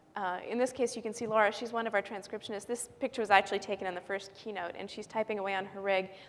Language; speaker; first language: English; native; English